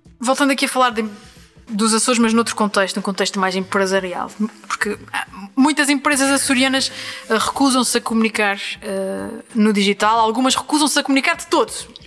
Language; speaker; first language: Portuguese; native; Portuguese